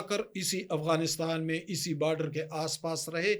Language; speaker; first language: Urdu; native; Urdu